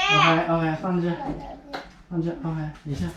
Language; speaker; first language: Chinese; early bilingual, heritage; Chinese